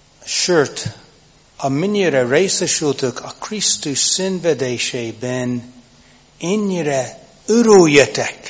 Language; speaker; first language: Hungarian; non-native, fluent; English